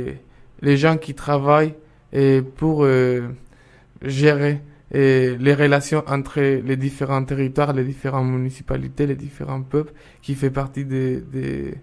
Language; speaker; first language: French; non-native, fluent; Spanish